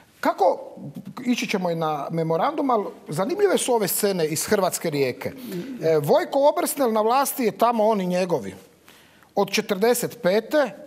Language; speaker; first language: Croatian; native; Croatian